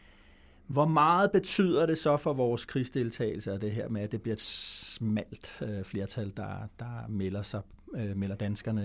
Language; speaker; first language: Danish; native; Danish